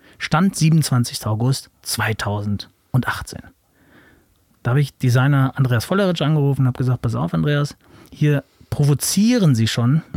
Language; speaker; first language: German; native; German